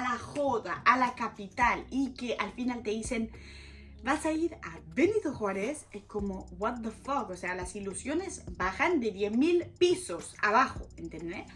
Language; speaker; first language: Spanish; non-native, fluent; French